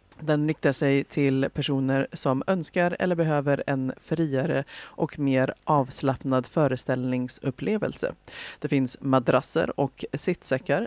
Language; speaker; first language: Swedish; native; Swedish